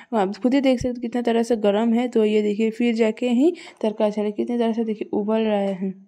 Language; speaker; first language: Hindi; non-native, local second language; Bangla